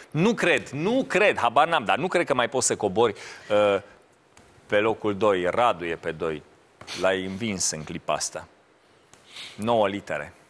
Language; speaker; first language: Romanian; native; Romanian